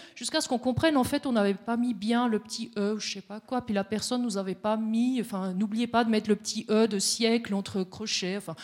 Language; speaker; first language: French; native; French